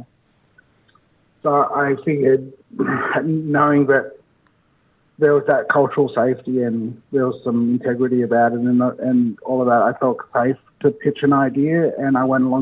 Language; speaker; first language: English; native; English